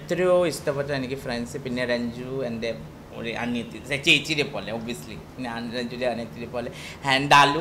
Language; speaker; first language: Malayalam; non-native, learner; Assamese